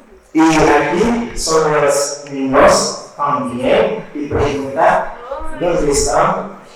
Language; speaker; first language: Spanish; non-native, learner; Haitian Creole